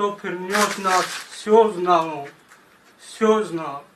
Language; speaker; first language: Russian; non-native, learner; Tajik